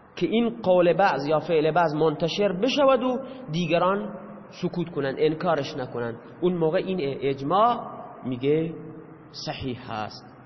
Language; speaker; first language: Persian; non-native, local second language; Baluchi